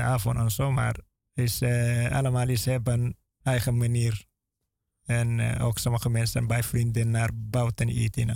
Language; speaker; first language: Dutch; non-native, learner; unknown